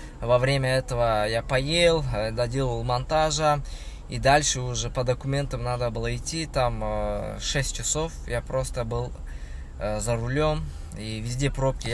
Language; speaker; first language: Russian; non-native, fluent; Uzbek